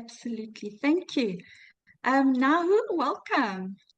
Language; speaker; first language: English; native; English